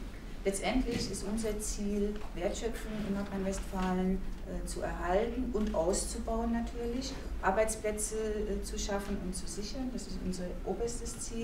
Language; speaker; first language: German; native; German